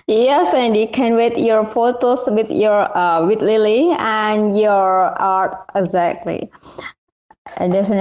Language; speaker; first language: English; non-native, learner; Indonesian